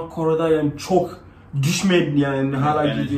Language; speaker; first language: Turkish; non-native, learner; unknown